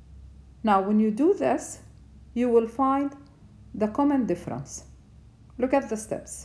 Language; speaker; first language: English; non-native, fluent; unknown